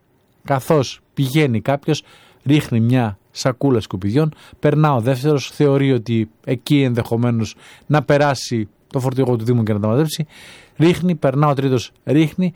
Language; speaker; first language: Greek; native; Greek